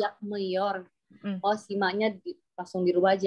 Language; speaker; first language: Indonesian; native; Indonesian